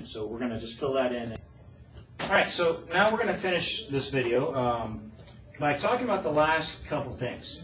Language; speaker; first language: English; native; English